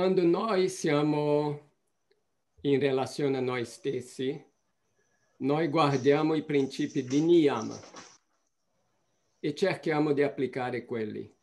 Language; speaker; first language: Italian; non-native, fluent; Portuguese